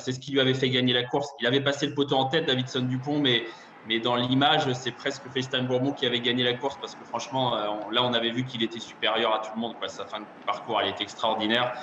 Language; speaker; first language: French; native; French